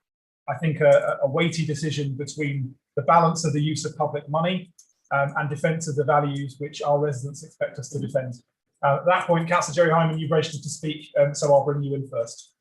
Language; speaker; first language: English; native; English